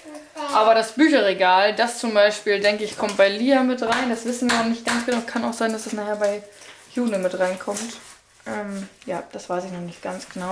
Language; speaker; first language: German; native; German